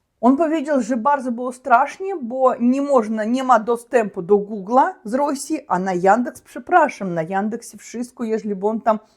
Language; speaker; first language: Polish; non-native, learner; Russian